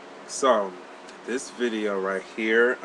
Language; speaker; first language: English; native; English